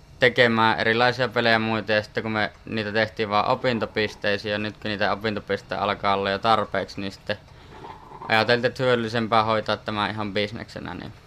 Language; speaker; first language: Finnish; native; Finnish